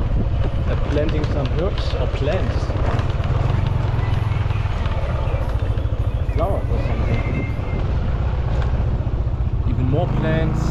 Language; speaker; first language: English; non-native, fluent; German